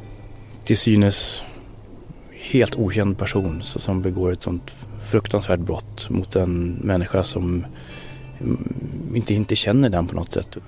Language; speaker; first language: Swedish; native; Swedish